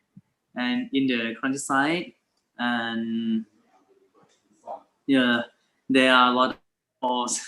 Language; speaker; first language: English; non-native, learner; Thai